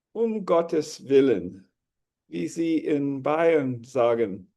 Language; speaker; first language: German; non-native, fluent; English